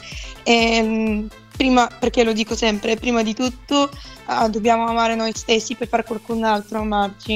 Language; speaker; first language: Italian; non-native, fluent; Bulgarian